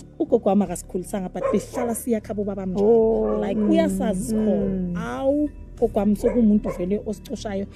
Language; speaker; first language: Zulu; native; Zulu